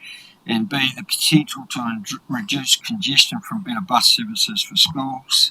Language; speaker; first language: English; native; English